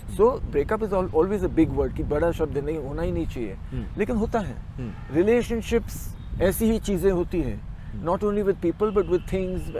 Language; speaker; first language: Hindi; non-native, local second language; Marathi